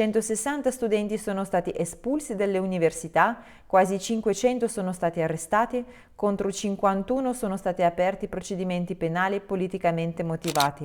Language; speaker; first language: Italian; non-native, fluent; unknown